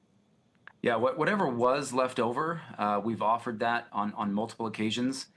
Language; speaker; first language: English; native; English